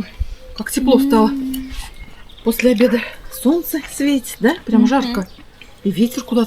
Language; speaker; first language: Russian; native; Russian